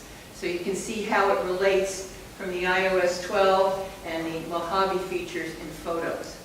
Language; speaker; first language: English; native; English